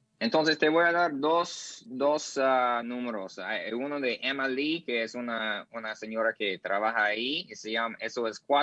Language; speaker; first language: Spanish; non-native, learner; English